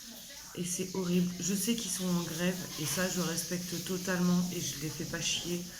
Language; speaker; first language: French; native; French